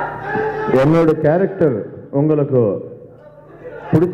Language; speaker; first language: Tamil; non-native, learner; Telugu